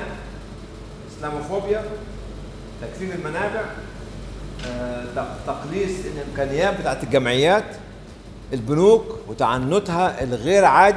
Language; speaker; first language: Arabic; native; Arabic